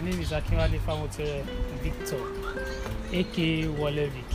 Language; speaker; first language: English; non-native, local second language; Yoruba